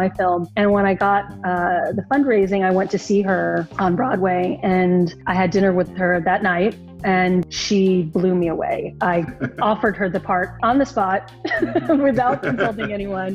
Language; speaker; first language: English; native; English